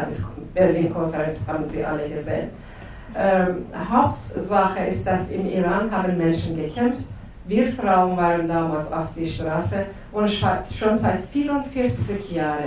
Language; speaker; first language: German; non-native, fluent; Persian